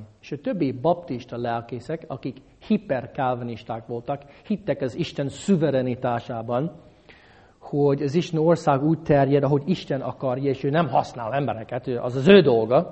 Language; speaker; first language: Hungarian; non-native, fluent; English